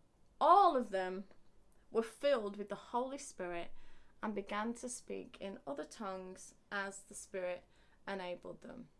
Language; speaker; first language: English; native; English